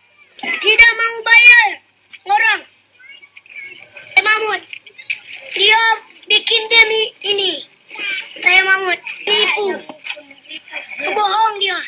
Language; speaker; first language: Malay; non-native, local second language; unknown